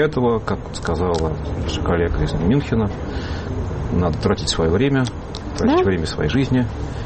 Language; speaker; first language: Russian; native; Russian